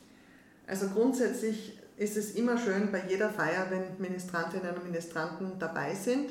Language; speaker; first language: German; native; German